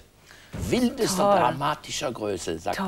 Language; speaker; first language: German; native; German